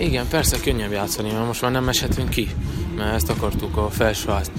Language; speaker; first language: Hungarian; non-native, local second language; Romanian